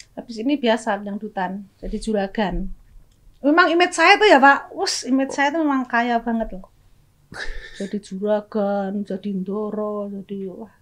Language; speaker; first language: Indonesian; native; Indonesian